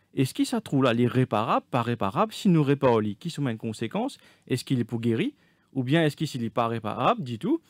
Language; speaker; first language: French; non-native, local second language; Morisyen